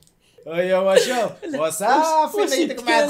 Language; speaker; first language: Arabic; native; Arabic